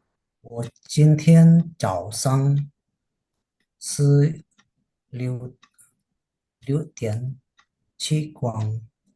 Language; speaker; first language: Chinese; non-native, learner; Indonesian